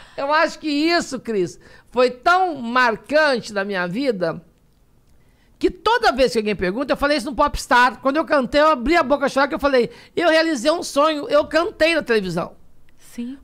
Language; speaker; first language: Portuguese; native; Portuguese